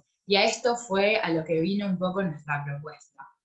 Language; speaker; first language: Spanish; native; Spanish